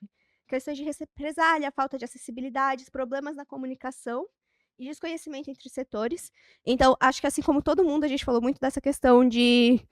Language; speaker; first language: Portuguese; native; Portuguese